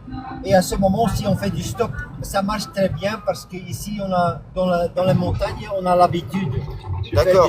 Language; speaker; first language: French; non-native, fluent; Dutch